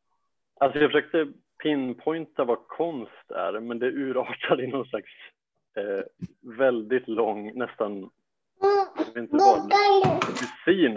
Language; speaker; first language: Swedish; native; Swedish